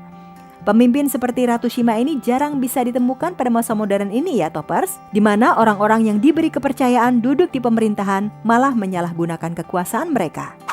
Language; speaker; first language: Indonesian; native; Indonesian